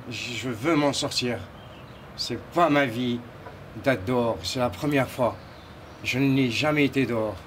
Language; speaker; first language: French; non-native, local second language; Arabic